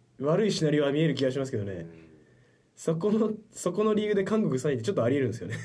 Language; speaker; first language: Japanese; native; Japanese